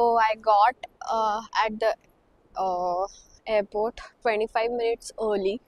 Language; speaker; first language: Hindi; non-native, local second language; Marathi